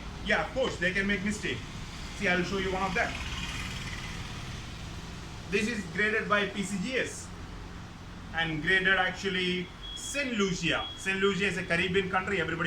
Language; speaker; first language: English; non-native, local second language; Malayalam